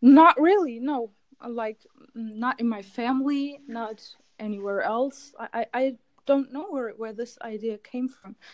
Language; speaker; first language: English; non-native, fluent; German